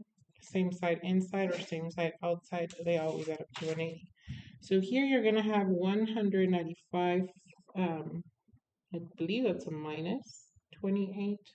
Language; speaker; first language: English; native; English